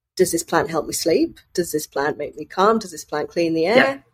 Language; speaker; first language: English; native; English